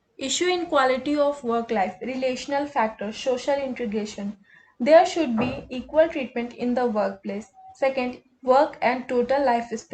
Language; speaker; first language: English; non-native, local second language; Hindi